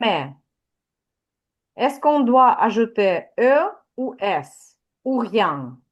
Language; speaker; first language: French; non-native, fluent; Ukrainian